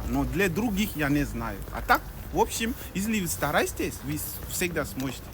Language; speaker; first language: Russian; non-native, fluent; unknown